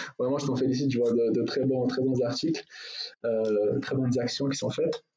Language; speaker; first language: French; non-native, local second language; Arabic